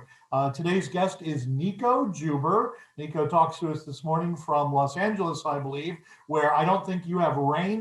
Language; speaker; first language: English; native; English